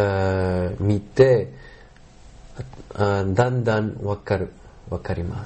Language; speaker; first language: Japanese; non-native, learner; Arabic